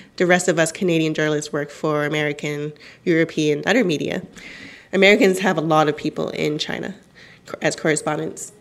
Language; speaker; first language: English; non-native, fluent; Cantonese